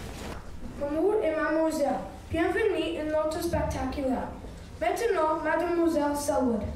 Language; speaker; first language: French; non-native, learner; English